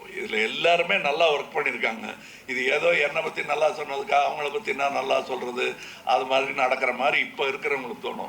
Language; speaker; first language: Tamil; native; Tamil